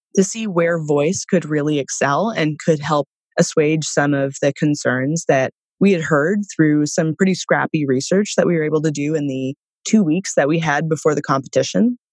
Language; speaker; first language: English; native; English